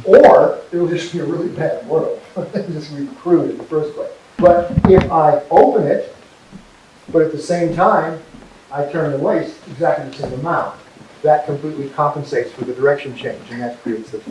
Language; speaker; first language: English; native; English